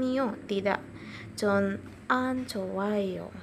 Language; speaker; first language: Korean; non-native, fluent; Indonesian